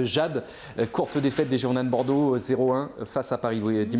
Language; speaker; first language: French; native; French